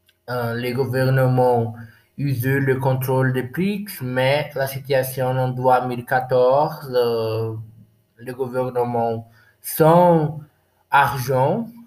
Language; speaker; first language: French; non-native, learner; Portuguese